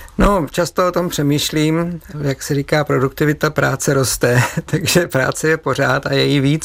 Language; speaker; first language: Czech; native; Czech